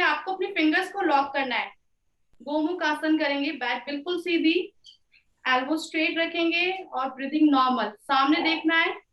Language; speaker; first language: Hindi; native; Hindi